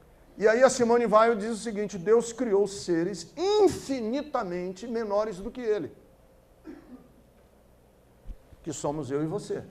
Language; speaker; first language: Portuguese; native; Portuguese